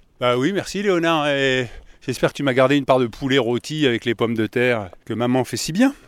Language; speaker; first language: French; native; French